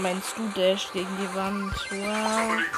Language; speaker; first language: German; native; German